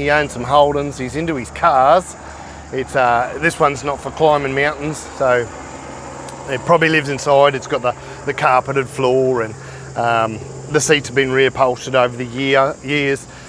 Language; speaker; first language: English; native; English